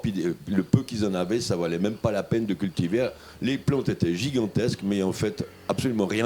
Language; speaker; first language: French; native; French